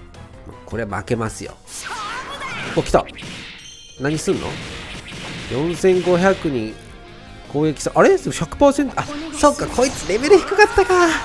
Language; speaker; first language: Japanese; native; Japanese